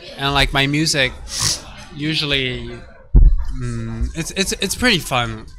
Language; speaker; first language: English; early bilingual, heritage; English